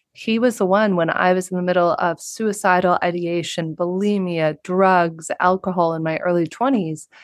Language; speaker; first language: English; native; English